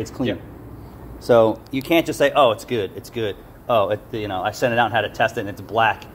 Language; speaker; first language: English; native; English